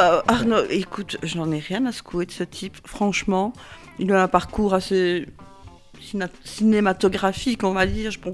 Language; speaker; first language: French; native; French